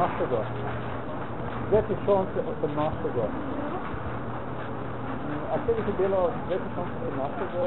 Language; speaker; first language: Polish; non-native, learner; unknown